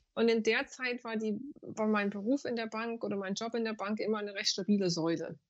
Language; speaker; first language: German; non-native, fluent; English